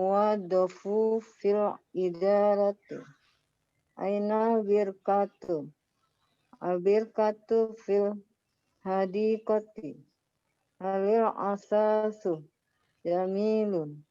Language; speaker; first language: Arabic; non-native, learner; Indonesian